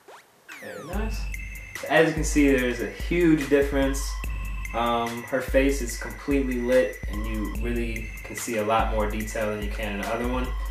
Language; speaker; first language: English; native; English